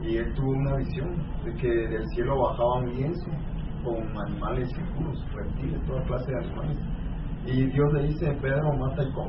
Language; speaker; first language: Spanish; native; Spanish